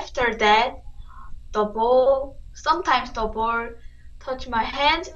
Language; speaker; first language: English; non-native, learner; Korean